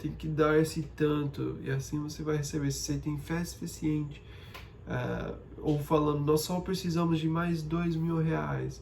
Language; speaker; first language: Portuguese; non-native, fluent; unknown